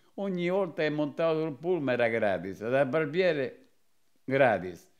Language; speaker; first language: Italian; native; Italian